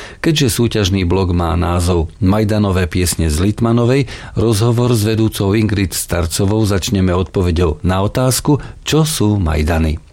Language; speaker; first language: Slovak; native; Slovak